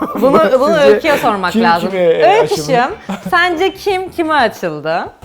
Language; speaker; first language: Turkish; early bilingual, heritage; Russian